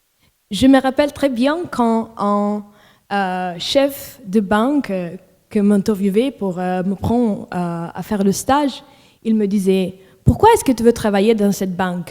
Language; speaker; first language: French; non-native, local second language; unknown